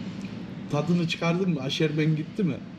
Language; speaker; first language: Turkish; early bilingual, heritage; Turkish